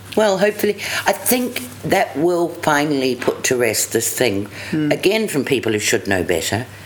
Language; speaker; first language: English; native; English